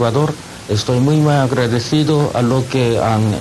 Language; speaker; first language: Spanish; non-native, learner; Japanese